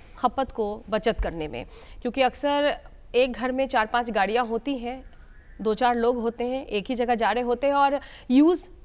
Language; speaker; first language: Hindi; native; Hindi